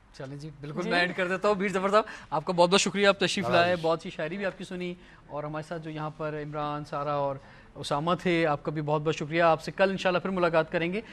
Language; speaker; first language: Urdu; native; Urdu